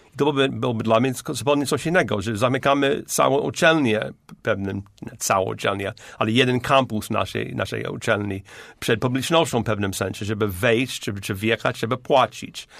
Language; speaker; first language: Polish; non-native, fluent; English